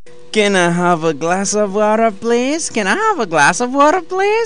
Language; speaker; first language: English; non-native, learner; Haitian Creole